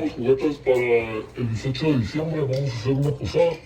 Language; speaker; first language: Spanish; native; Spanish